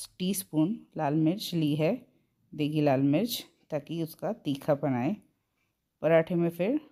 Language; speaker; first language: Hindi; non-native, local second language; Gujarati